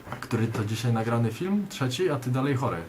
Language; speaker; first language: Polish; native; Polish